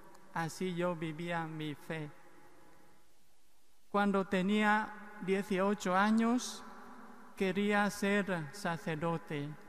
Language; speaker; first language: Spanish; non-native, fluent; Vietnamese